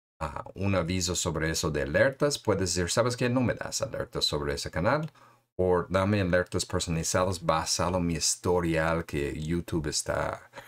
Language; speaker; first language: Spanish; non-native, fluent; English